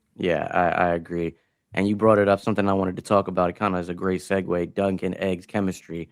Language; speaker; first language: English; native; English